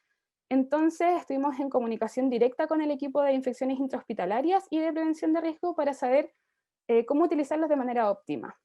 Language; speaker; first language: Spanish; native; Spanish